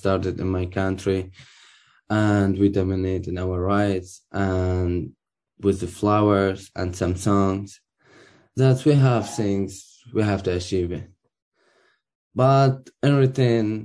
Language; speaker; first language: English; non-native, learner; Arabic